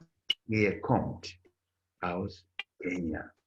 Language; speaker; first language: German; non-native, learner; Bemba